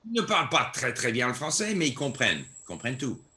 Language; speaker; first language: French; non-native, fluent; English